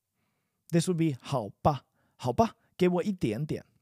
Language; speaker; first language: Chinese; non-native, fluent; English